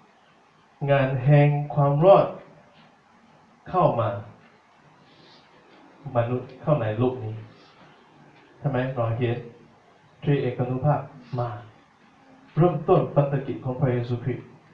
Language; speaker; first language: Thai; non-native, fluent; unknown